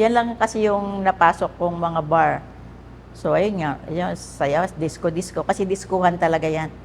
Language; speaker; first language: Filipino; native; Filipino